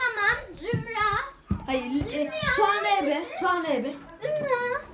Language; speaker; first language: Turkish; native; Turkish